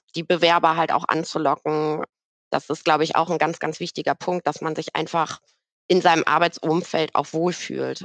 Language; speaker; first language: German; native; German